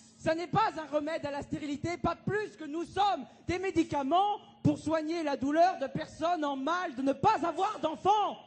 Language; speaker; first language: French; native; French